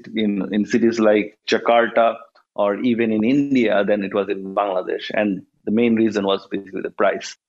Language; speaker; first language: English; non-native, local second language; Bangla